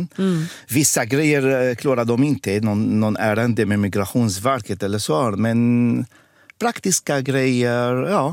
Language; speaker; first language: Swedish; non-native, learner; Arabic